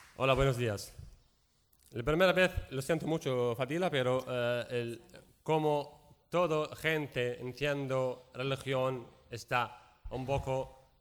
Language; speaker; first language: Spanish; non-native, learner; Arabic